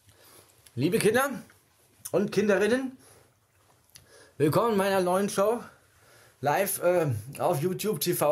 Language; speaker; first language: German; native; German